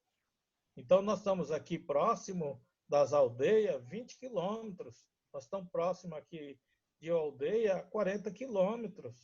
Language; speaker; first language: Portuguese; non-native, local second language; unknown